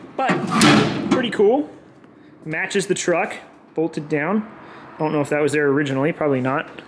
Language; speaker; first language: English; native; English